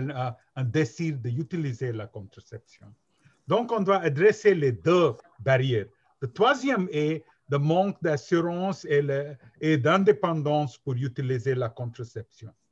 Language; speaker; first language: French; non-native, learner; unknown